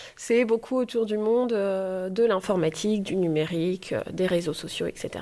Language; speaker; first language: French; native; French